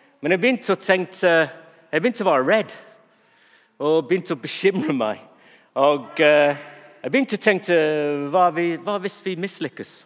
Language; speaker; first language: Norwegian; non-native, fluent; English